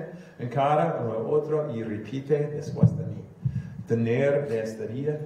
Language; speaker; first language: Spanish; non-native, learner; English